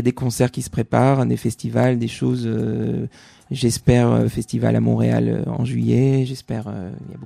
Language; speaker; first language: French; native; French